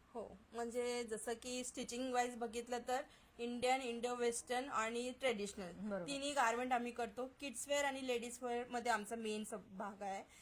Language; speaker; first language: Marathi; non-native, local second language; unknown